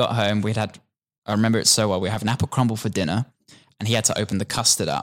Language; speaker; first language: English; native; English